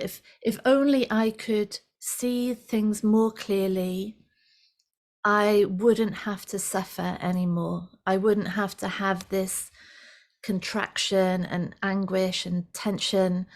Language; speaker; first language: English; native; English